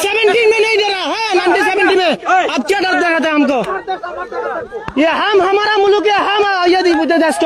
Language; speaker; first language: Hindi; non-native, learner; Bangla